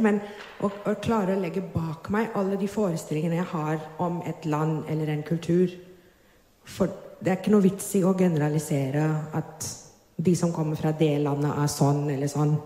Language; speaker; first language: Norwegian; non-native, fluent; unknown